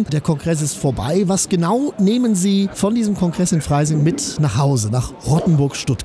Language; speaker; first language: German; native; German